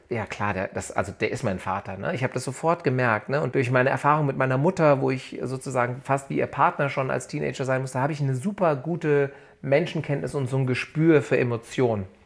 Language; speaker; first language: German; native; German